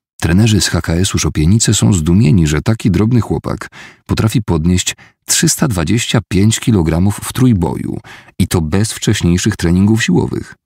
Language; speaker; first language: Polish; native; Polish